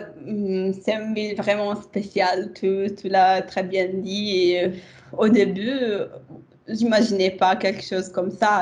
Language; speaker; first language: French; non-native, fluent; Italian